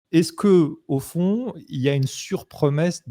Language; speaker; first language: French; native; French